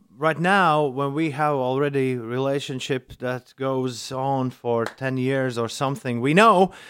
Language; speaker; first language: English; non-native, fluent; Latvian